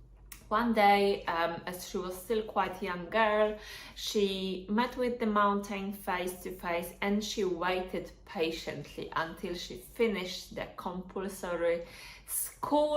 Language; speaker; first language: English; non-native, fluent; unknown